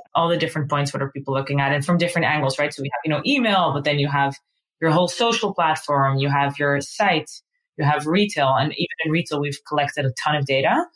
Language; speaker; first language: English; non-native, fluent; Dutch